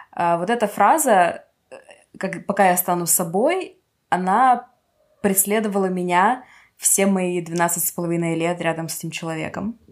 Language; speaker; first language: Russian; non-native, local second language; Ukrainian